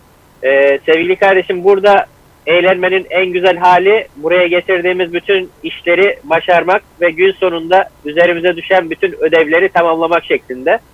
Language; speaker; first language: Turkish; native; Turkish